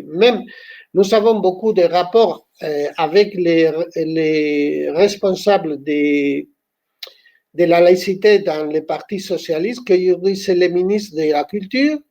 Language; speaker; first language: French; non-native, fluent; Spanish